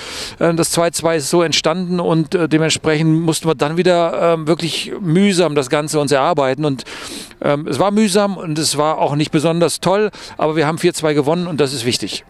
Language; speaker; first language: German; native; German